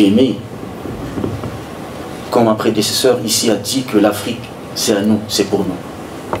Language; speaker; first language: French; non-native, local second language; Sango